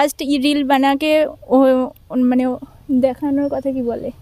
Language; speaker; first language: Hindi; non-native, local second language; Bangla